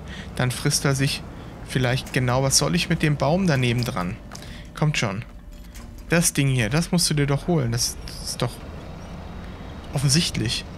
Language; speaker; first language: German; native; German